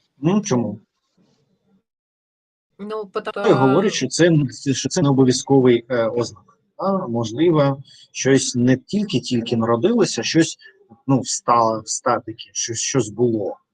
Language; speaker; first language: Ukrainian; non-native, learner; Russian